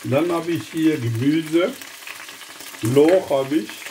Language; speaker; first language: German; non-native, learner; Urdu